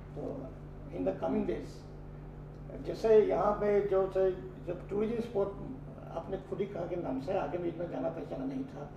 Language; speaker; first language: Hindi; non-native, local second language; Assamese